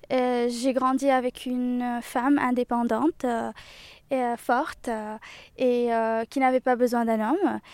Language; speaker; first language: French; non-native, local second language; Arabic